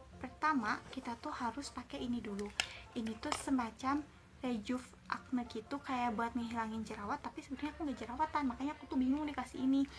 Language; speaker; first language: Indonesian; native; Indonesian